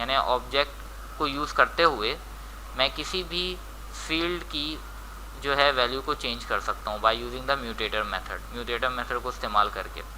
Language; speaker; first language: Hindi; native; Hindi